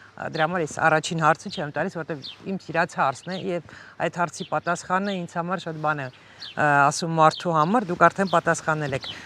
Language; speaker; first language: Armenian; native; Armenian